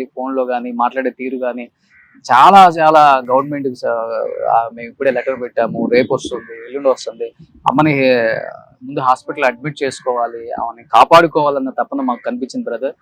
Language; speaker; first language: Telugu; native; Telugu